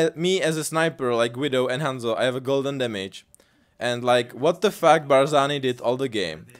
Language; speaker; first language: English; non-native, learner; Czech